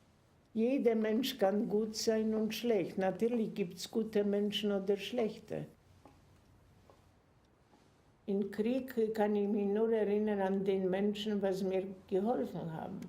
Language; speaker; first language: German; non-native, fluent; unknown